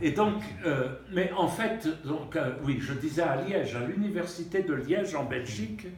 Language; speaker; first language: French; native; French